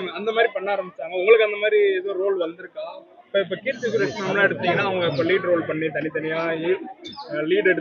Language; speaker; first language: Tamil; native; Tamil